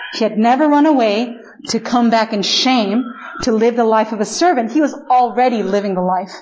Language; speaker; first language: English; non-native, fluent; Spanish